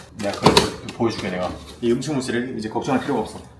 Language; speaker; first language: Korean; native; Korean